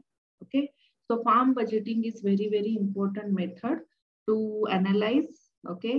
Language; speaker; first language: English; non-native, local second language; Marathi